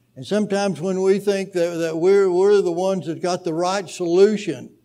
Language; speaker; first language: English; native; English